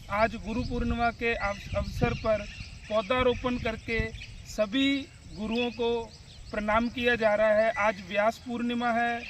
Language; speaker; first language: Hindi; non-native, local second language; Punjabi